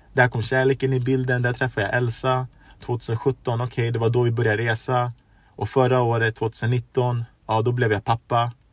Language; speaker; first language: Swedish; early bilingual, other home language; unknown